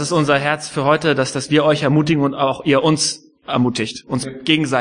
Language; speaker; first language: German; native; German